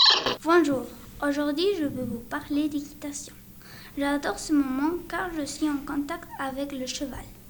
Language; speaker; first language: French; non-native, learner; Spanish